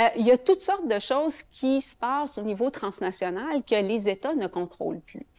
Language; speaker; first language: French; native; French